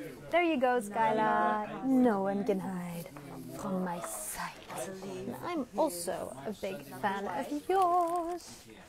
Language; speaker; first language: English; non-native, fluent; French